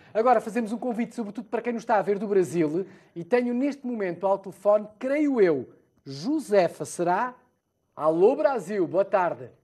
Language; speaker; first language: Portuguese; native; Portuguese